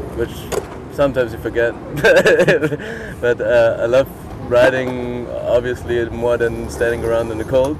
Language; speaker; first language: English; non-native, fluent; German